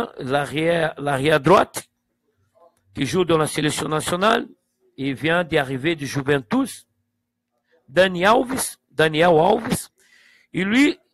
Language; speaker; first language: French; non-native, fluent; Portuguese